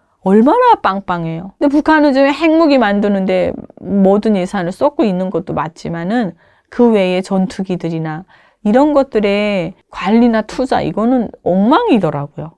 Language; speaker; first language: Korean; native; Korean